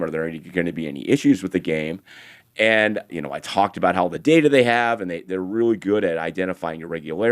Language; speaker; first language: English; native; English